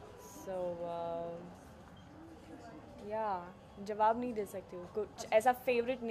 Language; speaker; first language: Hindi; non-native, fluent; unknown